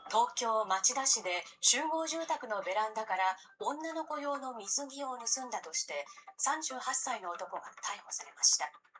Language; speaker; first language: Japanese; native; Japanese